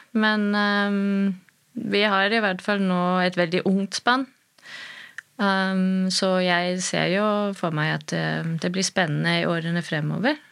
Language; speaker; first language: Norwegian; non-native, fluent; German